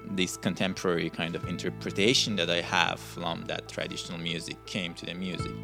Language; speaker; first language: English; non-native, fluent; Persian